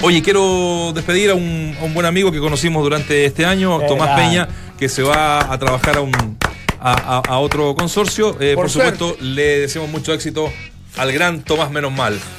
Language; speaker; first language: Spanish; native; Spanish